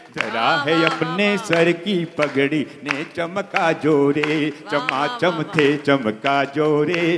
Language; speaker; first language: Hindi; native; Hindi